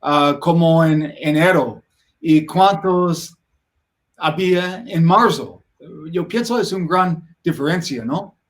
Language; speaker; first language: Spanish; non-native, learner; English